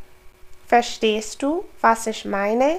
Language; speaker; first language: German; non-native, fluent; English